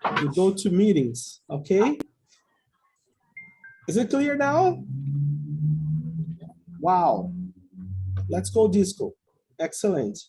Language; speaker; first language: English; non-native, fluent; Portuguese